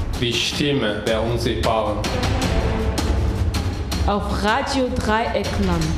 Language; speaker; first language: German; non-native, learner; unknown